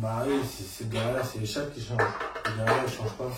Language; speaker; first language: French; native; French